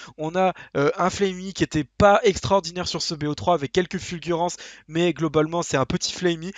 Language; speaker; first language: French; native; French